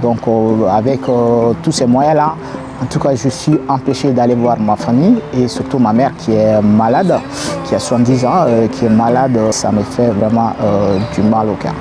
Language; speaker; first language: French; non-native, local second language; Bambara